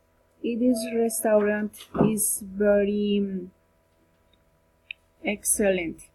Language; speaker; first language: English; non-native, learner; Spanish